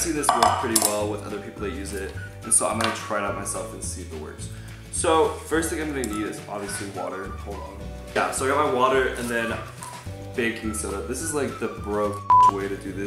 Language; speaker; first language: English; native; English